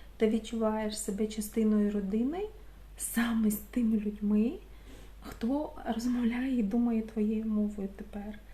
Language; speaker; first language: Ukrainian; non-native, local second language; Russian